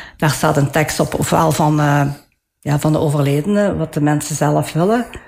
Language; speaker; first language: Dutch; early bilingual, other home language; Italian